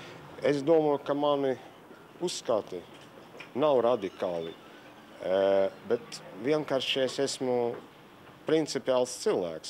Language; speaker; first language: Latvian; non-native, local second language; Russian